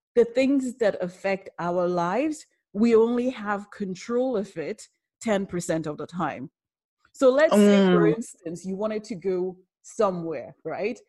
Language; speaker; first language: English; non-native, local second language; Yoruba